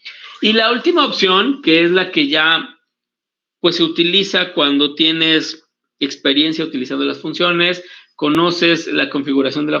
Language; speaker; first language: Spanish; native; Spanish